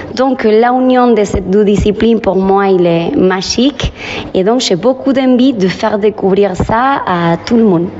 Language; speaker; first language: French; non-native, fluent; Spanish